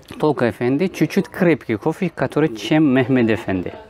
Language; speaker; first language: Russian; non-native, learner; Turkish